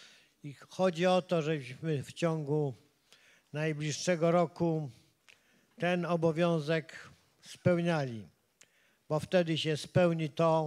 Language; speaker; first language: Polish; native; Polish